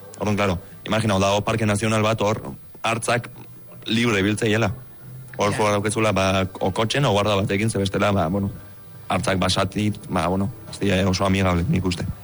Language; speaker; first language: Basque; early bilingual, other home language; Romanian